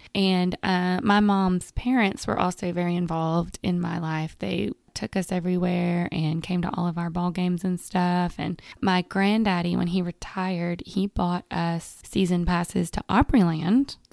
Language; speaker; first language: English; native; English